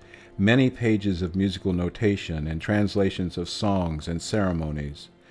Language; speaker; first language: English; native; English